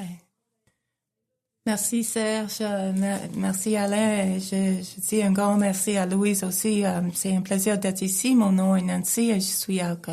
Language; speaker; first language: French; non-native, local second language; English